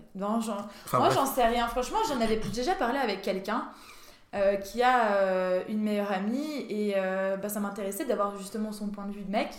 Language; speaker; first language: French; native; French